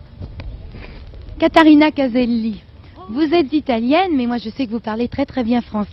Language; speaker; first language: French; native; French